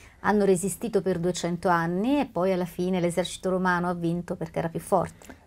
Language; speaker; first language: Italian; native; Italian